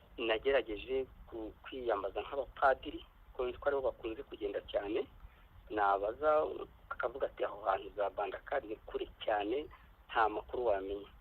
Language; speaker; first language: Kinyarwanda; native; Kinyarwanda